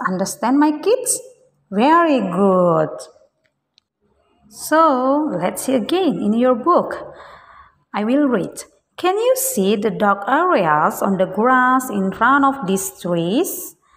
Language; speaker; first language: English; non-native, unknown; Indonesian